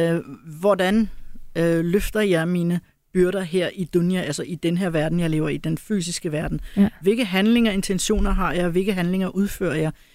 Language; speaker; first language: Danish; early bilingual, other home language; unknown